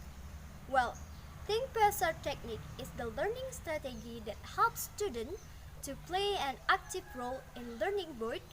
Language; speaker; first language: English; non-native, learner; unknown